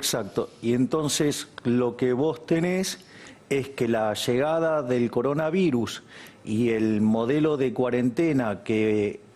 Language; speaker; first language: Spanish; native; Spanish